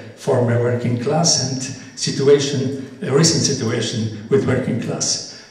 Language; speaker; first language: English; non-native, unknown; Polish